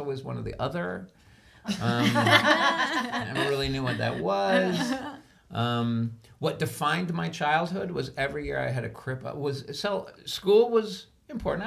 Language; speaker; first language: English; native; English